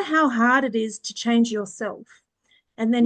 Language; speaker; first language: English; early bilingual, other home language; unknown